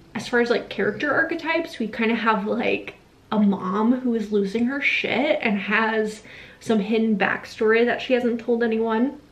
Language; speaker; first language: English; native; English